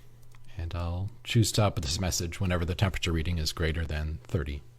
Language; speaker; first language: English; native; English